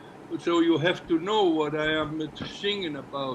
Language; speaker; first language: English; non-native, learner; Icelandic